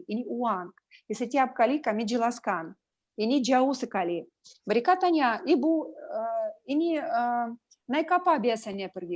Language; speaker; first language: Indonesian; non-native, learner; Russian